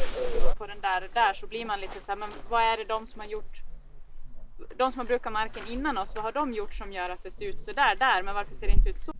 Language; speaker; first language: Swedish; native; Swedish